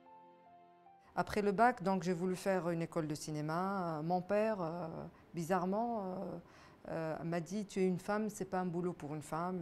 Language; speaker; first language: French; non-native, local second language; Arabic